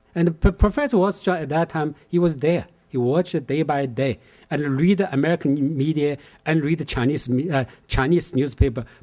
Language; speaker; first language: English; non-native, fluent; Chinese